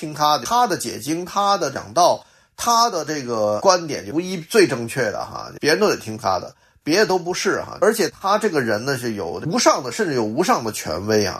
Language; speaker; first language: Chinese; native; Chinese